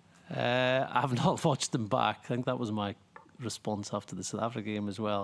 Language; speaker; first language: English; native; English